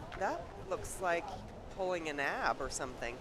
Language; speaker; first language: English; native; English